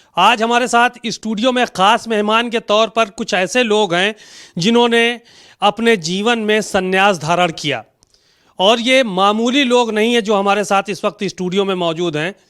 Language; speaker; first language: Hindi; native; Hindi